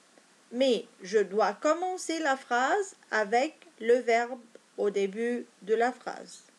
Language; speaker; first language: French; non-native, fluent; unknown